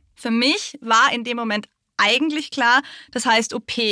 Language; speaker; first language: German; native; German